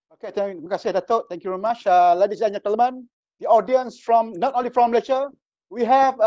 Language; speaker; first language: English; non-native, local second language; Malay